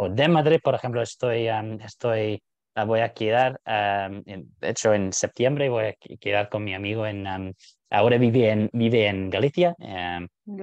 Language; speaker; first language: Spanish; non-native, fluent; English